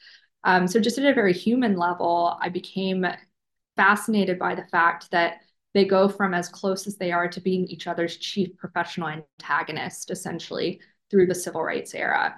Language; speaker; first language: English; native; English